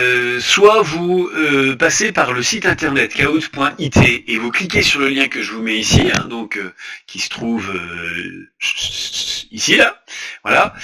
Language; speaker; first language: French; native; French